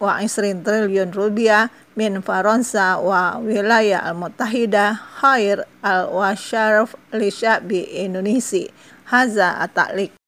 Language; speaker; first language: Arabic; non-native, fluent; Indonesian